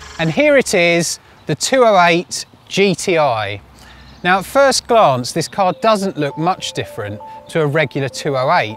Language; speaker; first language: English; native; English